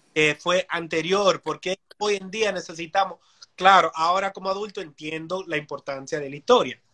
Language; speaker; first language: Spanish; early bilingual, heritage; Spanish